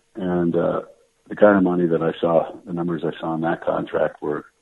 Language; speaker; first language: English; native; English